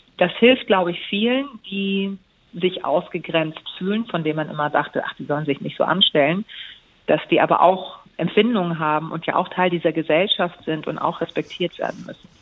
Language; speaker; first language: German; early bilingual, other home language; Greek